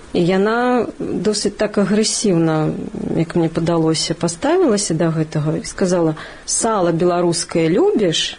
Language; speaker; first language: Belarusian; non-native, local second language; Russian